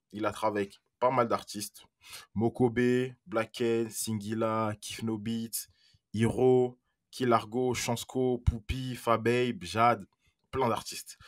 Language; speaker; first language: French; native; French